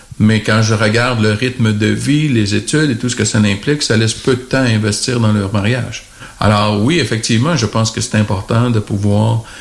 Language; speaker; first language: French; native; French